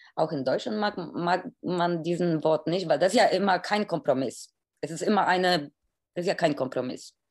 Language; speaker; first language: German; non-native, fluent; Polish